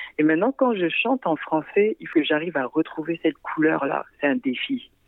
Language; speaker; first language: French; non-native, local second language; Sango